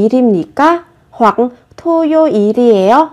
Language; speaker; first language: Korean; non-native, fluent; Vietnamese